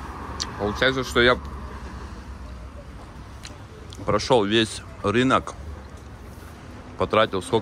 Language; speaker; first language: Russian; native; Russian